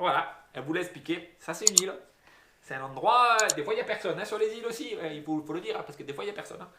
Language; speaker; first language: French; native; French